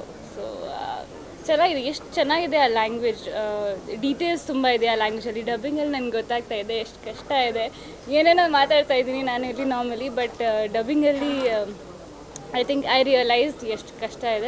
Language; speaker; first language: Kannada; non-native, learner; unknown